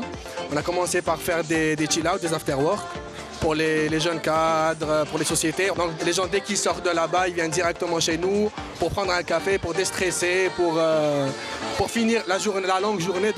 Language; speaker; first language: French; native; French